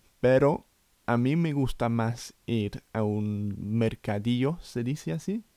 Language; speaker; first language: Spanish; non-native, fluent; English